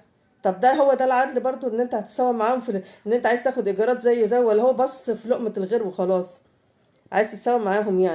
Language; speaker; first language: Arabic; native; Arabic